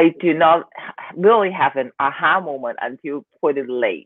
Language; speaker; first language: English; non-native, local second language; Cantonese